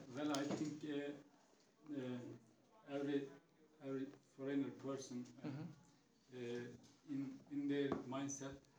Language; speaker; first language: English; non-native, learner; Turkish